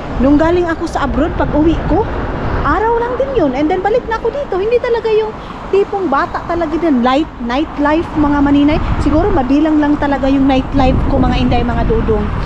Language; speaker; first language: Filipino; non-native, local second language; Cebuano